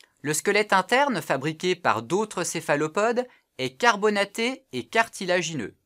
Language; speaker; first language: French; native; French